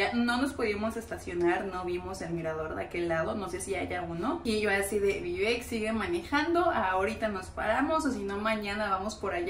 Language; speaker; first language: Spanish; native; Spanish